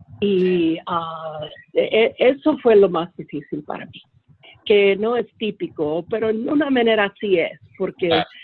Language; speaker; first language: Spanish; early bilingual, heritage; Spanish